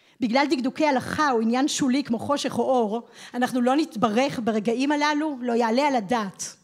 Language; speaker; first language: Hebrew; native; Hebrew